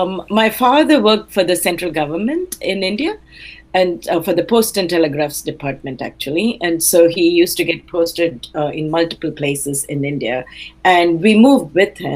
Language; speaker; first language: English; non-native, local second language; Telugu